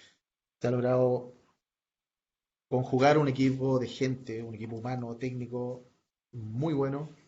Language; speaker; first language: Spanish; native; Spanish